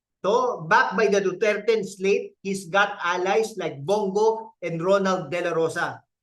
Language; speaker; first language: English; non-native, local second language; Filipino